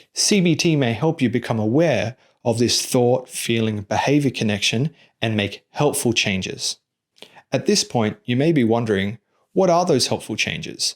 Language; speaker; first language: English; native; English